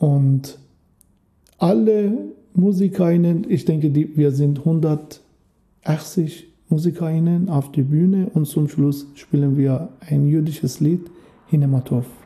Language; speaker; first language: German; non-native, fluent; Persian